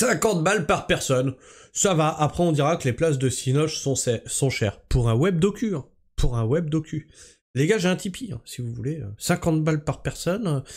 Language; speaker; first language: French; native; French